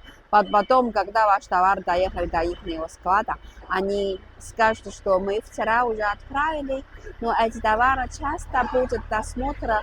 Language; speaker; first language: Russian; non-native, learner; Chinese